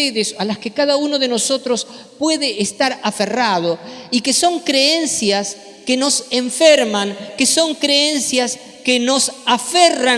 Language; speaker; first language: Spanish; native; Spanish